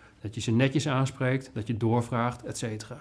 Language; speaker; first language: Dutch; native; Dutch